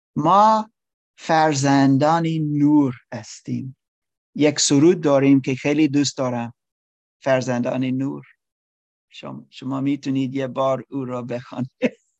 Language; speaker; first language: Persian; non-native, learner; English